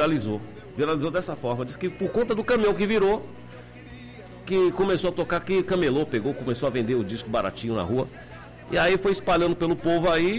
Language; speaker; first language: Portuguese; native; Portuguese